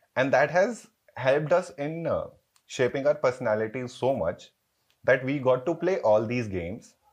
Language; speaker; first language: Hindi; native; Hindi